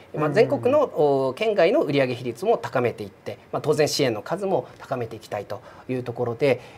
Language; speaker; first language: Japanese; native; Japanese